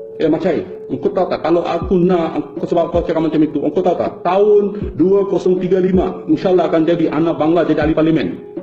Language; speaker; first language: Malay; non-native, fluent; Bangla